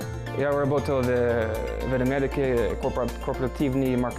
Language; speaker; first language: Russian; non-native, learner; English